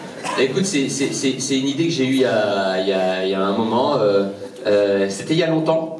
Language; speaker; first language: French; native; French